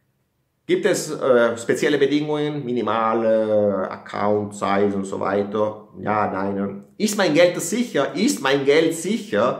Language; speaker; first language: German; non-native, fluent; Italian